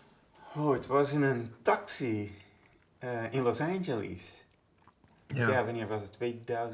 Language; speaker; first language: Dutch; non-native, fluent; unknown